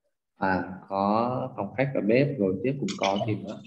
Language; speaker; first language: Vietnamese; native; Vietnamese